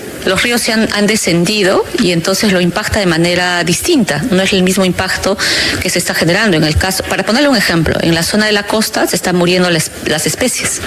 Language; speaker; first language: Spanish; native; Spanish